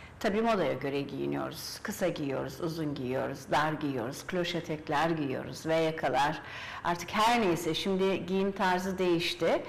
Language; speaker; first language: Turkish; native; Turkish